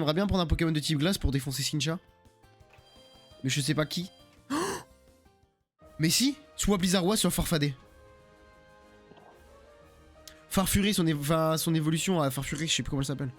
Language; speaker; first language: French; native; French